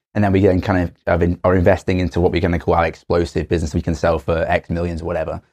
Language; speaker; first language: English; native; English